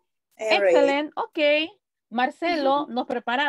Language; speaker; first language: Spanish; native; Spanish